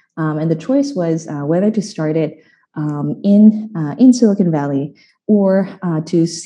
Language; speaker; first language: English; non-native, local second language; Filipino